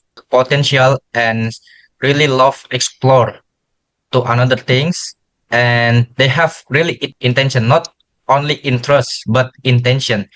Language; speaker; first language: English; non-native, learner; Indonesian